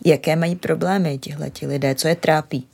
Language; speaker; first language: Czech; native; Czech